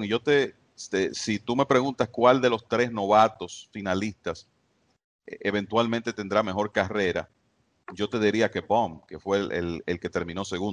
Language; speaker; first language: Spanish; native; Spanish